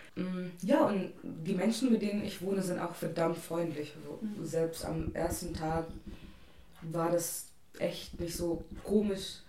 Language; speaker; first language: German; non-native, fluent; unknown